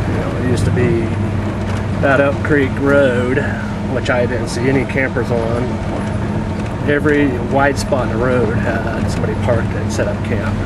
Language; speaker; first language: English; native; English